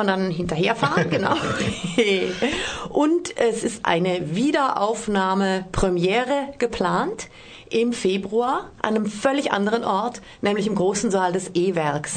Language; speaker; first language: German; native; German